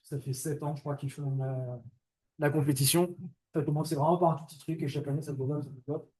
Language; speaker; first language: French; native; French